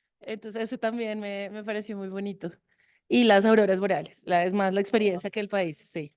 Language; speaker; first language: Spanish; early bilingual, other home language; French